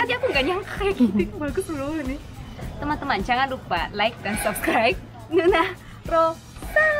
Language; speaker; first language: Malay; non-native, fluent; Korean